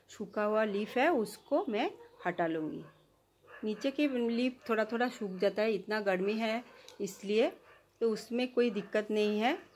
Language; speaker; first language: Hindi; non-native, local second language; Bangla